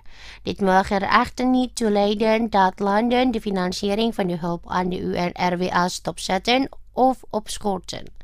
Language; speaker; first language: Dutch; non-native, learner; Indonesian